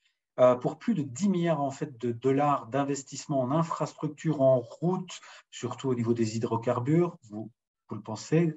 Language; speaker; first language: French; native; French